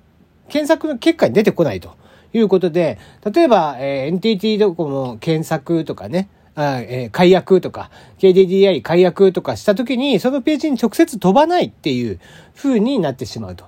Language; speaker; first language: Japanese; native; Japanese